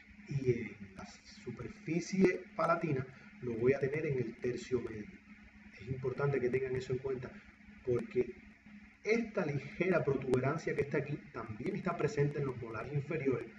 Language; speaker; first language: Spanish; native; Spanish